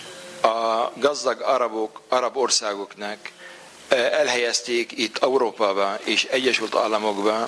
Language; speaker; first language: Hungarian; non-native, fluent; Arabic